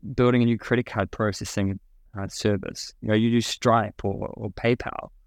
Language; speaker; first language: English; native; English